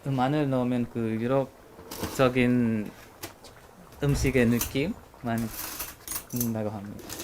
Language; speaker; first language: Korean; non-native, learner; Hungarian